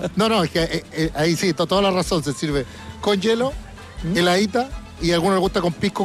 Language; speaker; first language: Spanish; native; Spanish